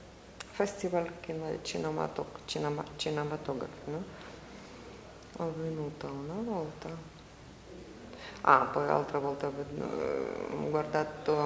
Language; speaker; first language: Italian; non-native, learner; Ukrainian